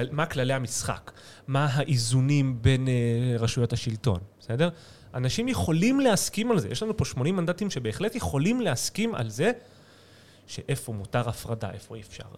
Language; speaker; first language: Hebrew; native; Hebrew